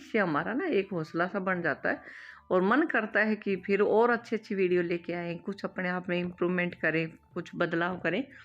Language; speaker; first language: Hindi; native; Hindi